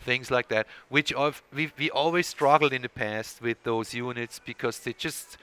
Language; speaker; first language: English; non-native, fluent; Swiss German